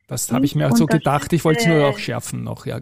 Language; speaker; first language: German; native; German